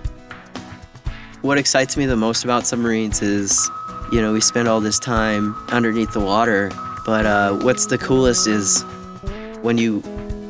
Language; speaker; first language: English; native; English